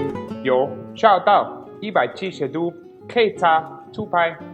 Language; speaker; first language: Chinese; non-native, learner; German